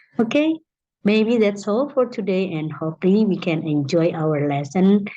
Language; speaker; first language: English; non-native, fluent; Indonesian